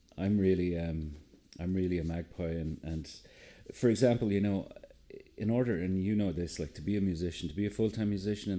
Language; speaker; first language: English; native; English